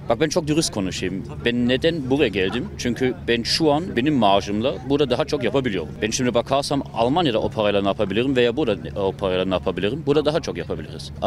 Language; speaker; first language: Turkish; non-native, learner; German